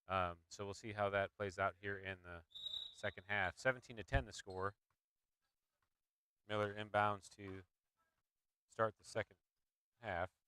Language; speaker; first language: English; native; English